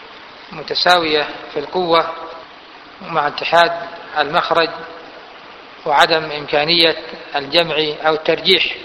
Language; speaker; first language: Arabic; native; Arabic